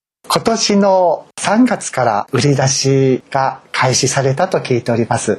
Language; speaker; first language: Japanese; native; Japanese